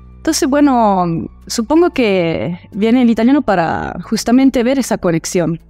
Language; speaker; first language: Spanish; early bilingual, heritage; Italian